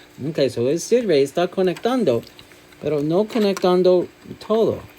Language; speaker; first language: Spanish; non-native, learner; English